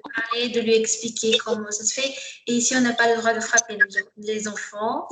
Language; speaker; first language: French; non-native, local second language; Malagasy